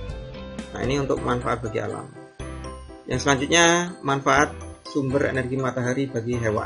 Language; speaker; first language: Indonesian; native; Indonesian